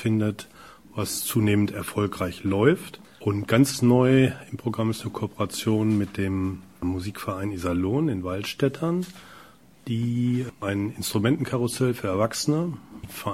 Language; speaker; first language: German; native; German